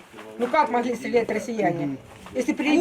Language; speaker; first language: Russian; native; Russian